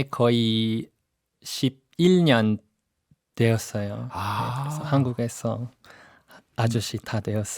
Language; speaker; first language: Korean; non-native, fluent; English